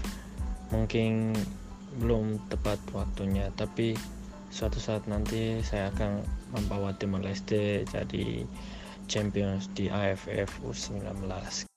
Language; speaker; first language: Indonesian; non-native, local second language; Tetum